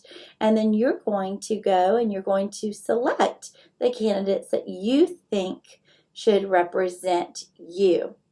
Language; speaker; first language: English; native; English